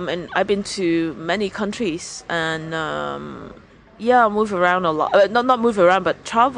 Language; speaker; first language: English; non-native, local second language; Cantonese